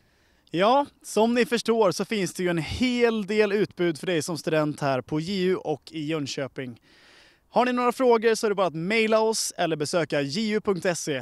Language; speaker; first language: Swedish; native; Swedish